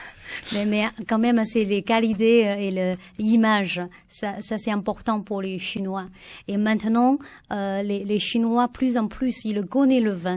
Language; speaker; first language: French; non-native, learner; Chinese